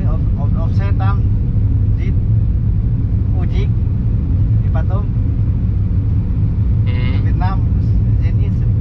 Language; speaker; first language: Russian; non-native, learner; Vietnamese